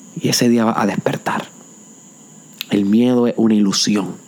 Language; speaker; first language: Spanish; native; Spanish